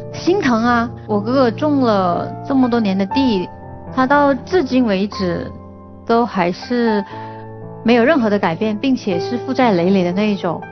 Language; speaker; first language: Chinese; non-native, local second language; Hakka Chinese